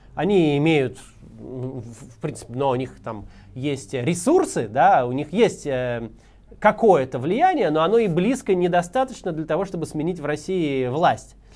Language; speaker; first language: Russian; native; Russian